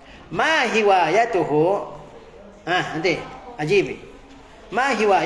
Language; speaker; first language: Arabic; non-native, fluent; Indonesian